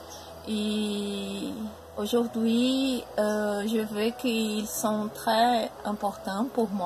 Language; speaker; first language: French; non-native, learner; Portuguese